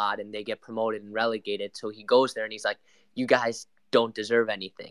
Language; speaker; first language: English; native; English